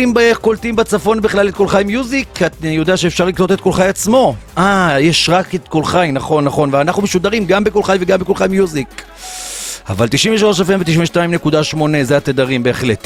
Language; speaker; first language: Hebrew; native; Hebrew